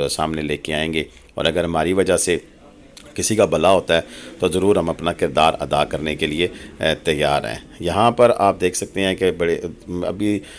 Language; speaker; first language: Urdu; non-native, local second language; Pahari-Potwari